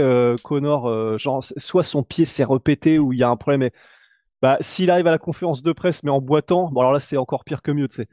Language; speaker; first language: French; native; French